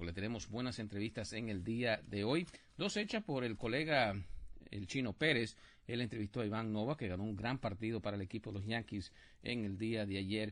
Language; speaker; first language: Spanish; native; Spanish